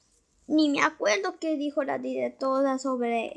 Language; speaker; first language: Spanish; native; Spanish